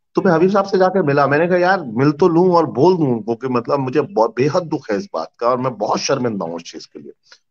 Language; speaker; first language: Hindi; native; Hindi